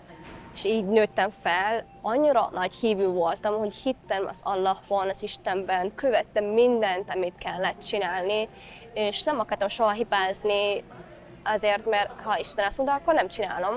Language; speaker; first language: Hungarian; non-native, fluent; Somali